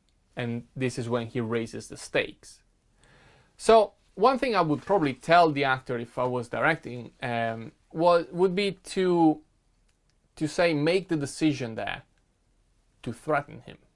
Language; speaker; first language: English; non-native, fluent; Italian